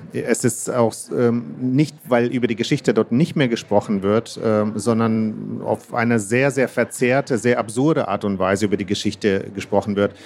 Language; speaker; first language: German; early bilingual, other home language; Russian